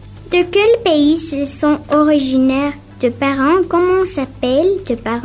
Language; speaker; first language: French; non-native, learner; Spanish